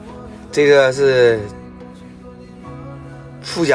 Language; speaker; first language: Chinese; native; Chinese